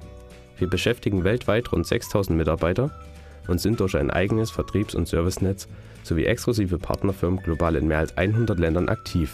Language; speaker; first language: German; native; German